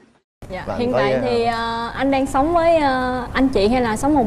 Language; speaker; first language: Vietnamese; native; Vietnamese